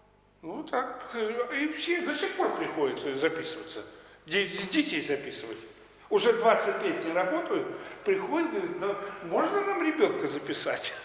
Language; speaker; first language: Russian; native; Russian